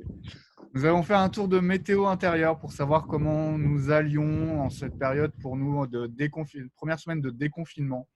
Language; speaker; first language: French; native; French